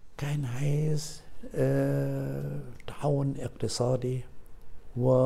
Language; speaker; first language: Arabic; non-native, fluent; German